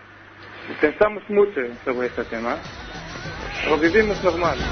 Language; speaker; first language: Spanish; non-native, learner; Hebrew